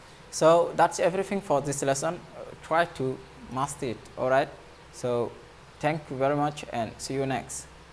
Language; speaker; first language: English; non-native, fluent; Wolof